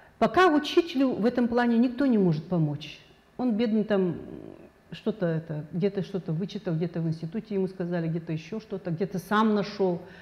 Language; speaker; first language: Russian; non-native, local second language; Kazakh